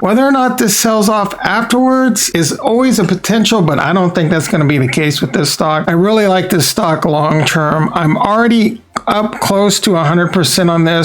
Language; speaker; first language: English; native; English